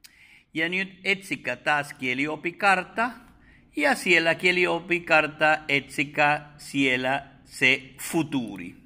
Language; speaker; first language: Finnish; non-native, fluent; Spanish